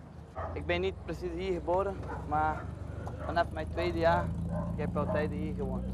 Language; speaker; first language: Dutch; non-native, learner; Portuguese